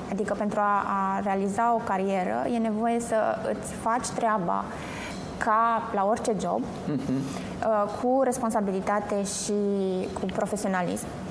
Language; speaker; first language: Romanian; native; Romanian